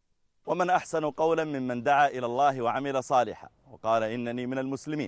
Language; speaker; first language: Arabic; native; Arabic